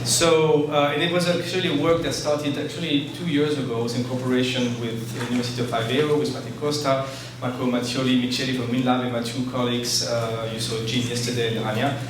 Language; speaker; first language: English; non-native, fluent; French